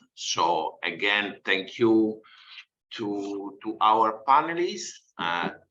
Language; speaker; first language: English; non-native, fluent; Italian